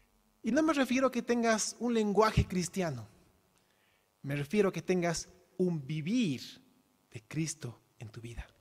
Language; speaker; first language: Spanish; native; Spanish